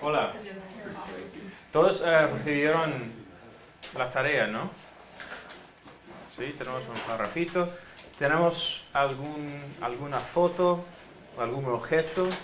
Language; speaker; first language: Spanish; non-native, fluent; English